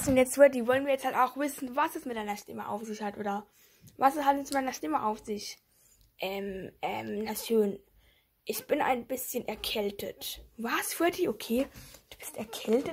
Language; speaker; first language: German; native; German